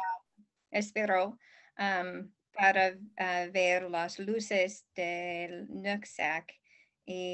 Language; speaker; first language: Spanish; non-native, learner; English